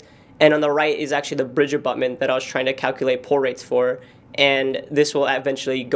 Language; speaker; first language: English; native; English